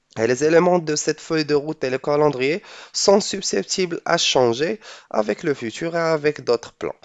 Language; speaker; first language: French; non-native, local second language; Arabic